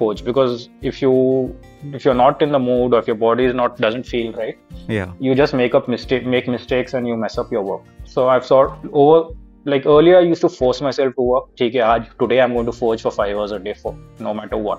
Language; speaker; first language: English; non-native, local second language; Urdu